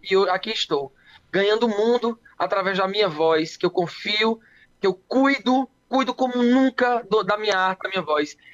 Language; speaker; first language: Portuguese; native; Portuguese